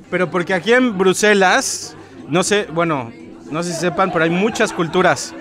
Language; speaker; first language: Spanish; native; Spanish